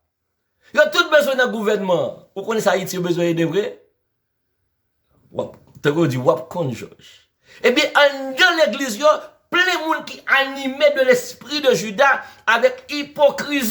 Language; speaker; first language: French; non-native, learner; Haitian Creole